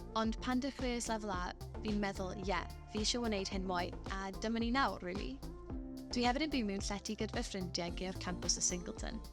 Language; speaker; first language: Welsh; non-native, local second language; English